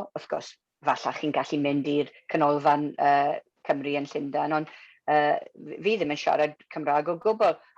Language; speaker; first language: Welsh; non-native, local second language; English